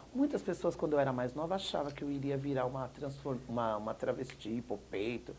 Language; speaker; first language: Portuguese; native; Portuguese